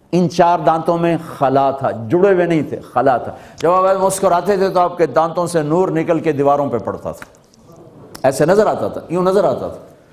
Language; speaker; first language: Urdu; non-native, local second language; Punjabi